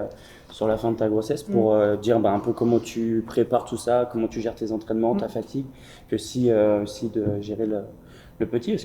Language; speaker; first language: French; native; French